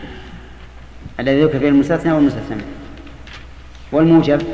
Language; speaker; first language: Arabic; native; Arabic